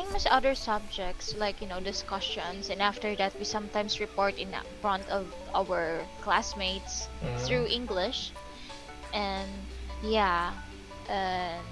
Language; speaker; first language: English; non-native, local second language; Filipino